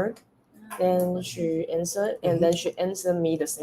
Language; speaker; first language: English; non-native, learner; Chinese